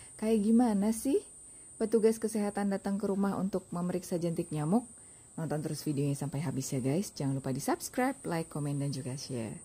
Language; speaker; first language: Indonesian; native; Indonesian